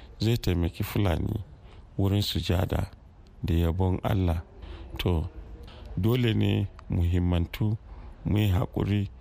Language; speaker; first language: Hausa; non-native, local second language; Fula